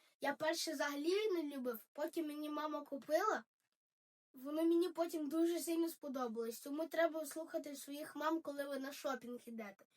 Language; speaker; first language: Ukrainian; early bilingual, heritage; Ukrainian